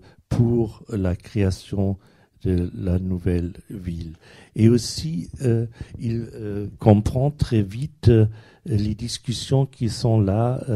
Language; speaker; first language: French; non-native, fluent; German